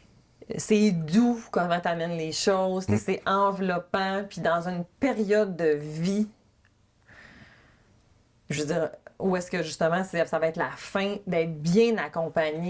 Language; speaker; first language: French; native; French